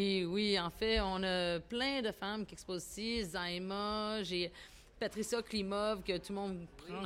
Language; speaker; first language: French; native; French